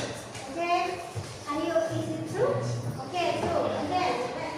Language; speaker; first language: English; non-native, learner; Indonesian